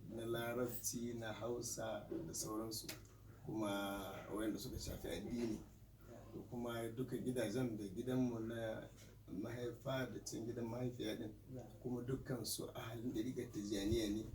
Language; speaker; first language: Hausa; native; Hausa